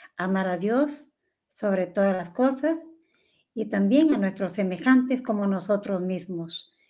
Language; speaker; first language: Spanish; native; Spanish